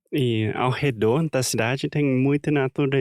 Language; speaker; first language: Portuguese; non-native, fluent; English